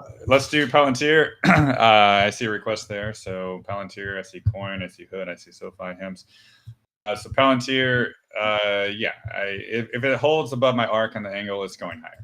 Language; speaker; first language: English; native; English